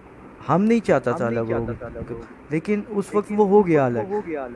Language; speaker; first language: Hindi; non-native, fluent; Bangla